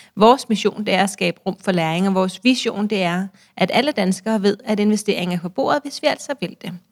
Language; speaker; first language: Danish; native; Danish